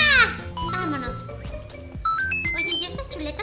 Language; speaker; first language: Spanish; native; Spanish